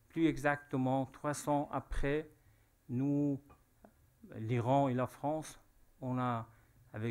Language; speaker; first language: French; non-native, fluent; Persian